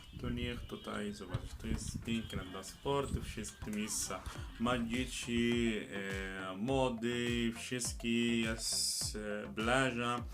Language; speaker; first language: Polish; non-native, learner; Arabic